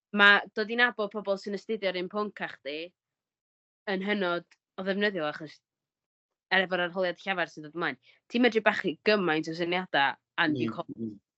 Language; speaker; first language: Welsh; native; Welsh